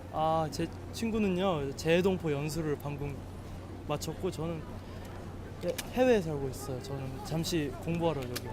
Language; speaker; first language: Korean; early bilingual, heritage; Korean